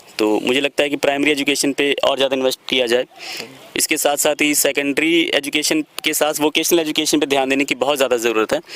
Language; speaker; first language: Hindi; native; Hindi